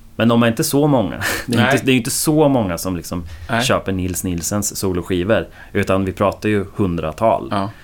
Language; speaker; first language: Swedish; native; Swedish